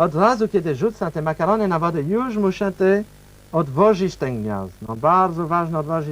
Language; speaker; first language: Polish; non-native, learner; Chinese